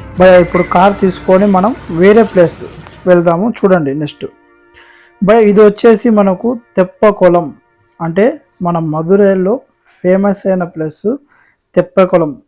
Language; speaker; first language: Telugu; native; Telugu